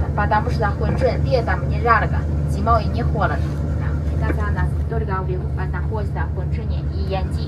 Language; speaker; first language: Russian; non-native, learner; Chinese